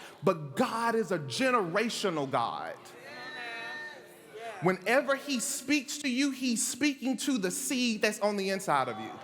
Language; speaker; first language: English; native; English